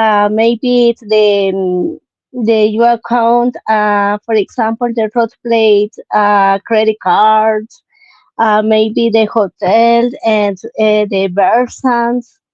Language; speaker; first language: English; non-native, learner; Spanish